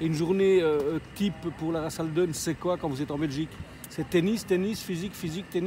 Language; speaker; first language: French; native; French